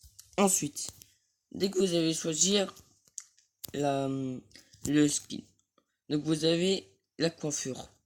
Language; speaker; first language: French; native; French